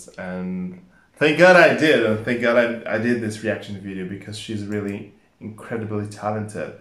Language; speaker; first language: English; non-native, fluent; Portuguese